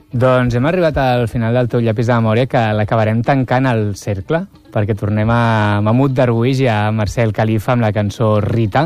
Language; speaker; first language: Catalan; native; Catalan